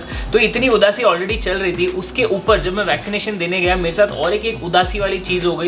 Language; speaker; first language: Hindi; native; Hindi